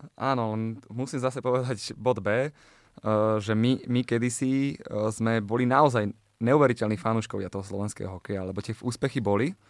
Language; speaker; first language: Slovak; native; Slovak